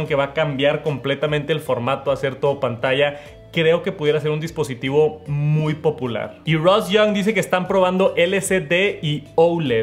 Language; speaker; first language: Spanish; native; Spanish